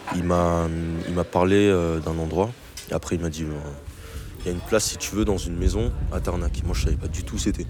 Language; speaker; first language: French; early bilingual, other home language; Kabuverdianu